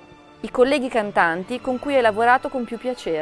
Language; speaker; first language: Italian; native; Italian